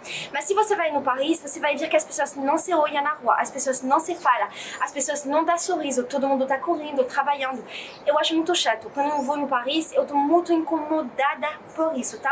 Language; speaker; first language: Portuguese; non-native, fluent; French